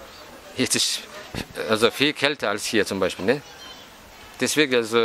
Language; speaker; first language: German; non-native, fluent; Russian